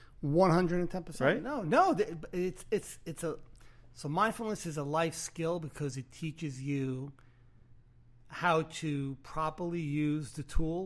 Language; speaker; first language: English; native; English